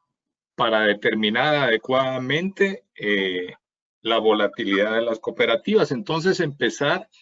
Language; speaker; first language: Spanish; native; Spanish